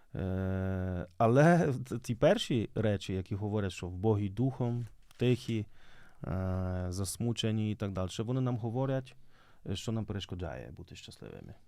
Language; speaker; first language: Ukrainian; native; Ukrainian